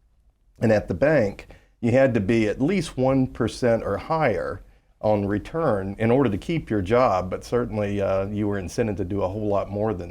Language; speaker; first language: English; native; English